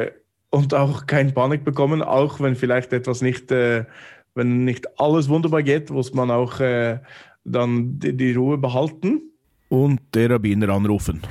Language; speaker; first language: German; non-native, fluent; English